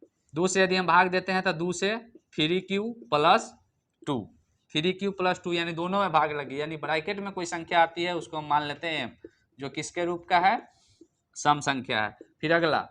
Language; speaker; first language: Hindi; native; Hindi